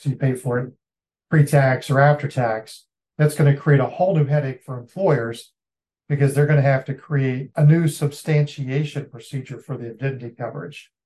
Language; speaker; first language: English; native; English